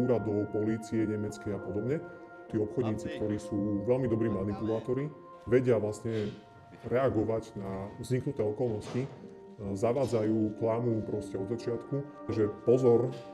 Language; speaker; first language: Slovak; native; Slovak